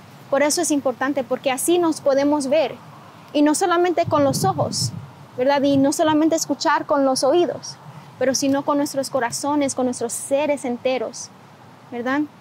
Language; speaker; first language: Spanish; early bilingual, heritage; Spanish